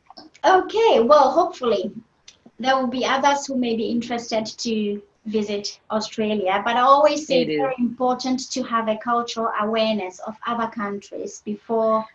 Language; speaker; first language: English; non-native, fluent; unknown